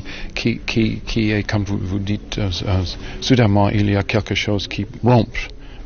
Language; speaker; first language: French; non-native, fluent; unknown